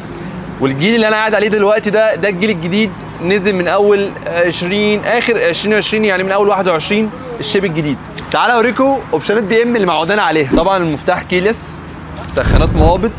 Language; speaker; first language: Arabic; native; Arabic